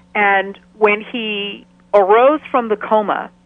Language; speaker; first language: English; native; English